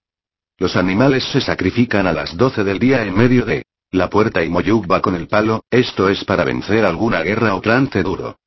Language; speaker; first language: Spanish; native; Spanish